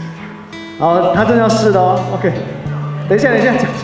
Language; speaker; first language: Chinese; native; Chinese